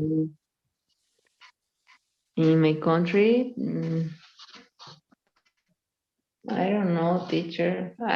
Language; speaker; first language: English; non-native, learner; Spanish